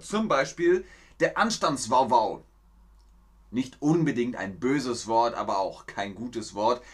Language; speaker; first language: German; native; German